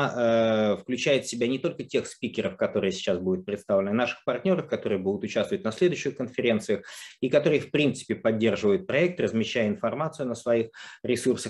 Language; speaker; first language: Russian; native; Russian